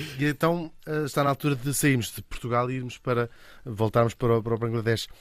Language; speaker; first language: Portuguese; native; Portuguese